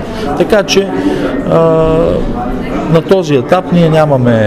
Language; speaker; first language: Bulgarian; native; Bulgarian